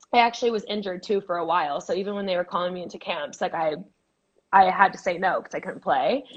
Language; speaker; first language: English; native; English